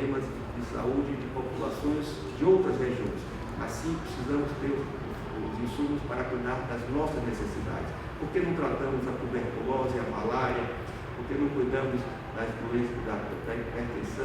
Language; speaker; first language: Portuguese; native; Portuguese